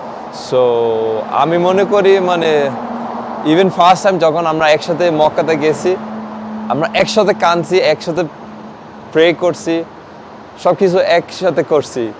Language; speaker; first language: Bangla; early bilingual, heritage; Bangla